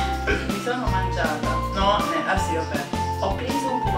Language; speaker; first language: Italian; native; Italian